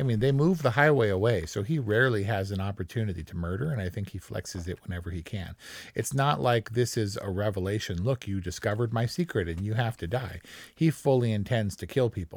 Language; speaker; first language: English; native; English